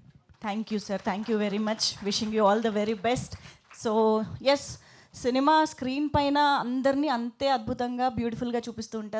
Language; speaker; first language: Telugu; native; Telugu